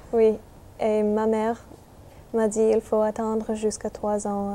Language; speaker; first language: French; non-native, fluent; English